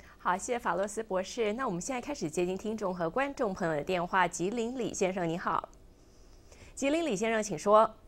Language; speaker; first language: Chinese; native; Chinese